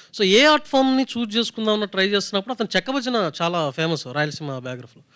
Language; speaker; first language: Telugu; native; Telugu